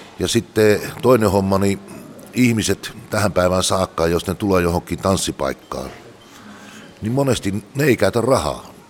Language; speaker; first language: Finnish; native; Finnish